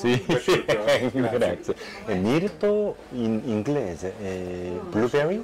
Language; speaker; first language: Italian; non-native, learner; Korean